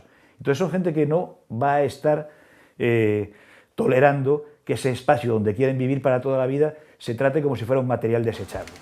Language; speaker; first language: Spanish; native; Spanish